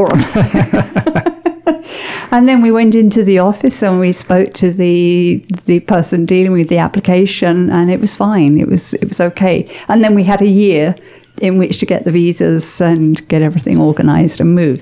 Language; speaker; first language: English; native; English